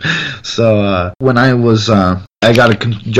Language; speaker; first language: English; native; English